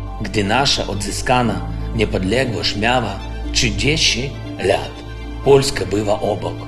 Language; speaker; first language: Polish; non-native, learner; Ukrainian